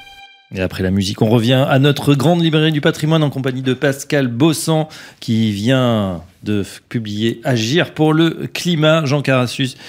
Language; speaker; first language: French; native; French